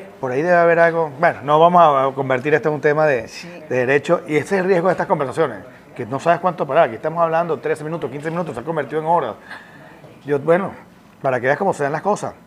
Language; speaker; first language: Spanish; native; Spanish